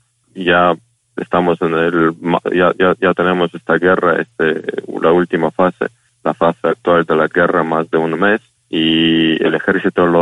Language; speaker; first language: Spanish; non-native, fluent; Ukrainian